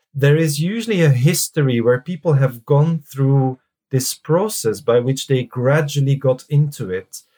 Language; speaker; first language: English; non-native, fluent; Dutch